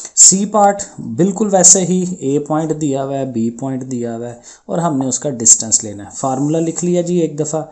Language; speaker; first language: Urdu; non-native, local second language; Punjabi